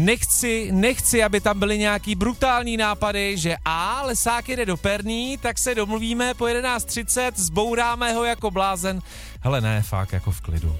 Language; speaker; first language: Czech; native; Czech